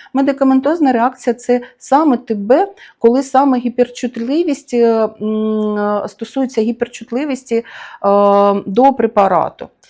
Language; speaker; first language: Ukrainian; native; Ukrainian